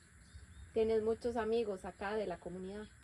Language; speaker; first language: Spanish; native; Spanish